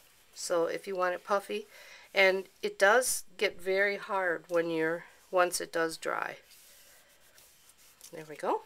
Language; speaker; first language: English; native; English